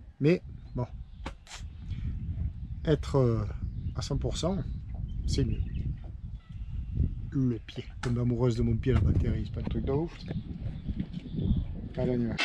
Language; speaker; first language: French; native; French